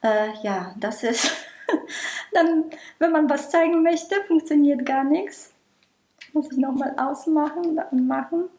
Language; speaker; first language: German; non-native, local second language; Polish